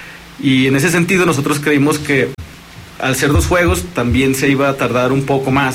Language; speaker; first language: Spanish; native; Spanish